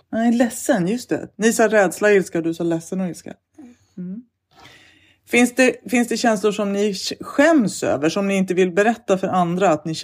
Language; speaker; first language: Swedish; native; Swedish